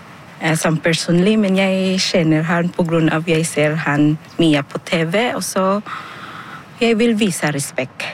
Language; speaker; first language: Norwegian; non-native, fluent; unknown